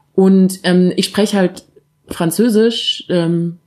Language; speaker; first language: German; native; German